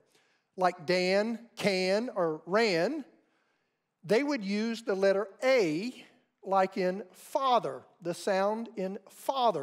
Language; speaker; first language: English; native; English